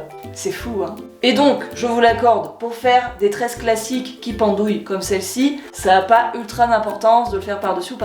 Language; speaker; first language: French; native; French